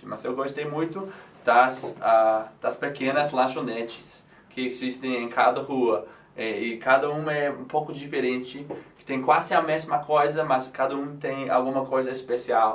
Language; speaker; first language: Portuguese; non-native, fluent; English